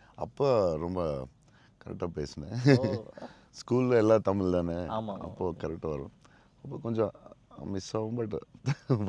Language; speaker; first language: Tamil; non-native, local second language; Telugu